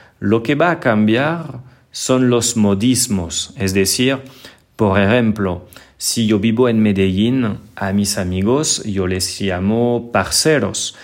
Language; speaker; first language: Spanish; non-native, fluent; French